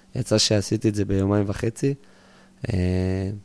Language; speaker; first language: Hebrew; early bilingual, other home language; English